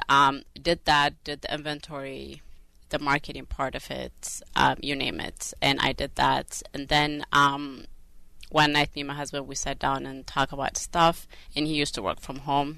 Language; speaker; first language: English; non-native, fluent; Amharic